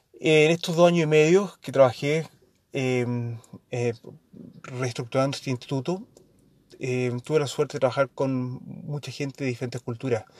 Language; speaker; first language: Spanish; early bilingual, heritage; Spanish